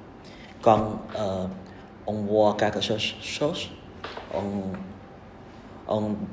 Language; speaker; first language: French; non-native, learner; Khmer